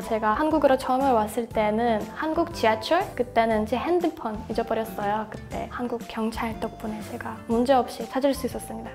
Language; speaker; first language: Korean; non-native, fluent; Russian